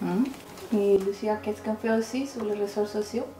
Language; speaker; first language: French; non-native, fluent; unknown